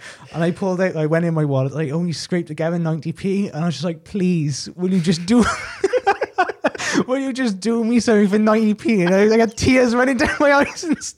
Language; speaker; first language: English; native; English